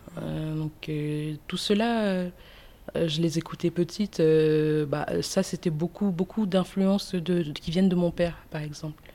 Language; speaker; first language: French; early bilingual, other home language; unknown